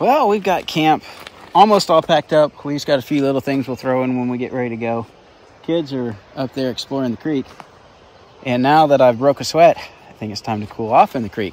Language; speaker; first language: English; native; English